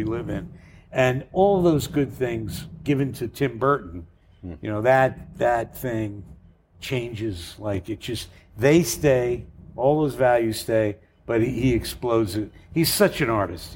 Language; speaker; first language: English; native; English